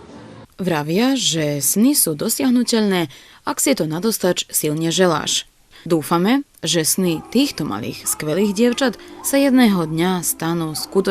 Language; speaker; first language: Slovak; native; Slovak